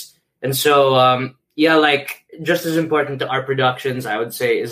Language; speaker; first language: English; non-native, local second language; Filipino